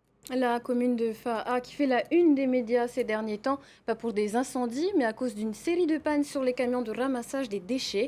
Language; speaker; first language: French; native; French